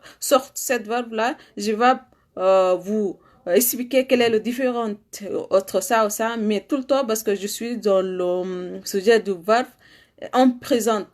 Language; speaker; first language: French; non-native, learner; Arabic